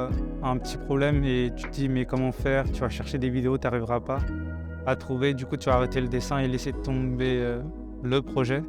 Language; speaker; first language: French; native; French